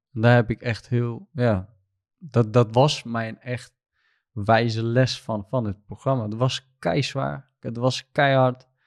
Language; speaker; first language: Dutch; non-native, fluent; Kurdish